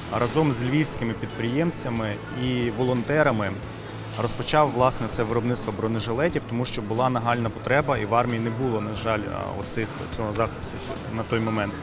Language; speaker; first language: Ukrainian; native; Ukrainian